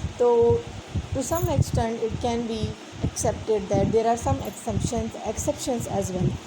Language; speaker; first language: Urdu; non-native, local second language; Sindhi